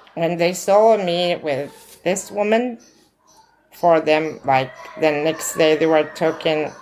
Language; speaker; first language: English; non-native, learner; Arabic